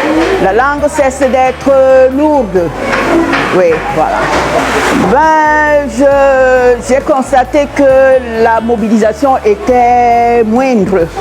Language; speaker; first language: French; non-native, local second language; Duala